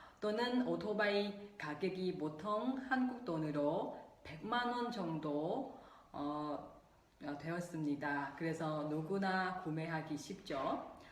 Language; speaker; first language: Korean; non-native, local second language; Vietnamese